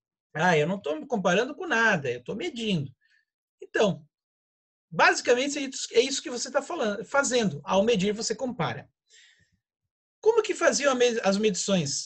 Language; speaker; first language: Portuguese; native; Portuguese